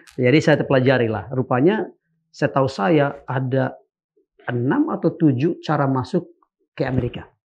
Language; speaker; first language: Indonesian; non-native, local second language; Batak Toba